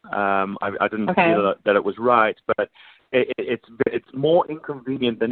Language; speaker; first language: English; native; English